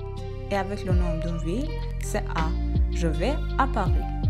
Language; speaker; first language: French; non-native, fluent; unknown